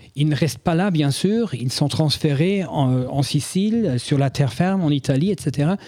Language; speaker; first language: French; non-native, fluent; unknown